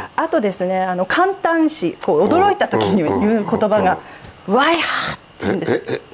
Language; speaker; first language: Japanese; native; Japanese